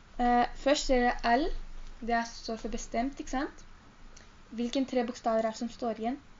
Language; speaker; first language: Norwegian; early bilingual, other home language; Urdu